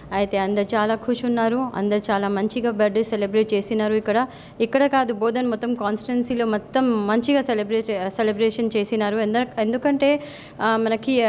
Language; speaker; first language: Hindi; non-native, local second language; Urdu